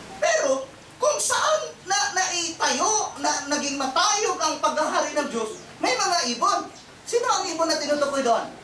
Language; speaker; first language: Filipino; non-native, local second language; Cebuano